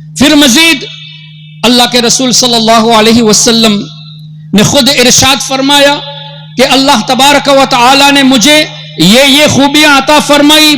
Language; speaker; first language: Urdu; non-native, fluent; Memoni